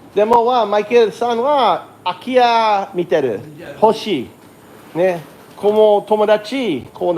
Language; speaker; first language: Japanese; non-native, learner; English